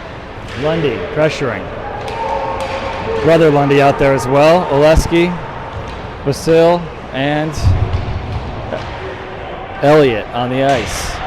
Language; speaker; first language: English; native; English